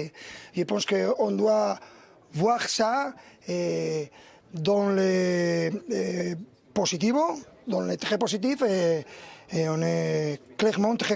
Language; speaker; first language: French; non-native, learner; Spanish